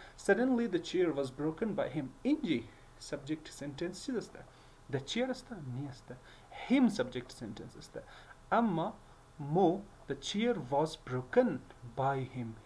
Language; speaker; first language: English; non-native, learner; Hazaragi